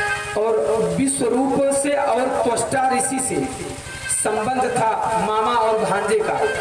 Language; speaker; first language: Hindi; native; Hindi